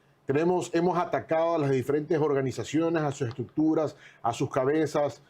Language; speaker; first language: Spanish; native; Spanish